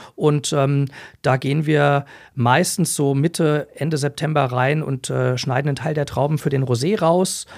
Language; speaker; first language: German; native; German